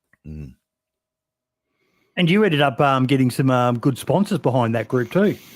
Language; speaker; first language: English; native; English